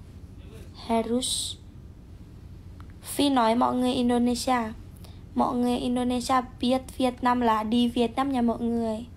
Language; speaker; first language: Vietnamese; non-native, learner; Indonesian